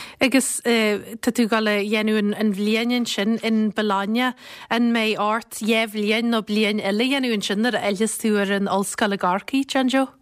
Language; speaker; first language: Irish; native; Irish